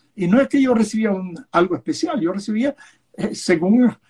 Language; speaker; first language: Spanish; non-native, local second language; Yiddish